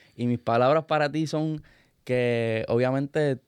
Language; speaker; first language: Spanish; native; Spanish